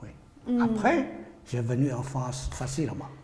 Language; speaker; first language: French; non-native, learner; Chinese